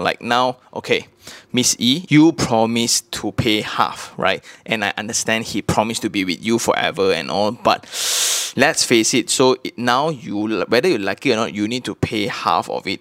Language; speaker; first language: English; non-native, local second language; Chinese